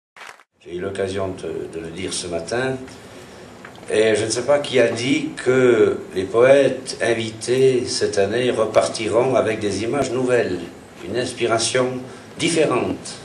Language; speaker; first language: French; native; French